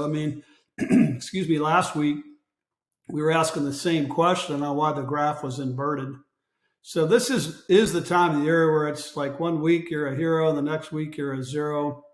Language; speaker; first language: English; native; English